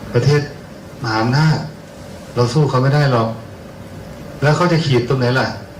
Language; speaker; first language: Thai; native; Thai